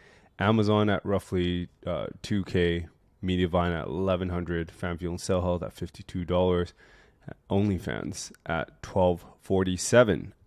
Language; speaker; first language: English; native; English